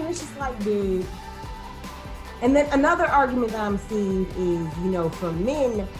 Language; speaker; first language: English; native; English